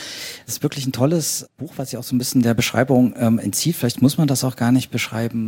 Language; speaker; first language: German; native; German